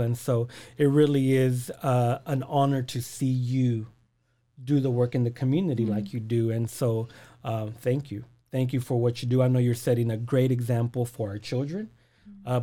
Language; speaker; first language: English; early bilingual, other home language; Spanish